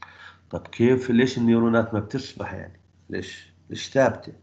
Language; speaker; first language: Arabic; native; Arabic